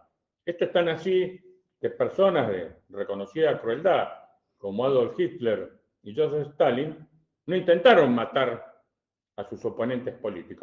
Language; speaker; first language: Spanish; native; Spanish